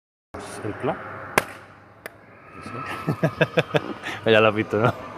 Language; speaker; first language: Spanish; native; Spanish